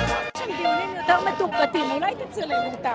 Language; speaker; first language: Hebrew; native; Hebrew